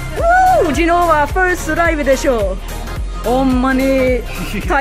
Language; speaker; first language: Japanese; non-native, learner; English